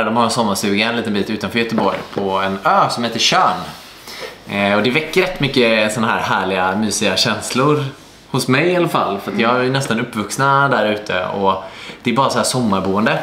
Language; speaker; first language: Swedish; native; Swedish